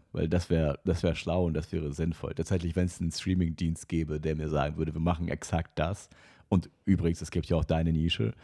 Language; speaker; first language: German; non-native, fluent; Russian